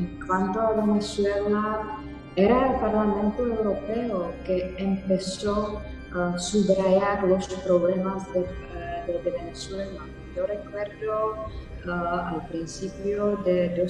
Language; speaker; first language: Spanish; non-native, fluent; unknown